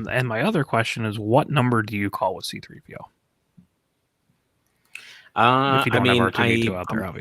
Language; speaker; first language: English; native; English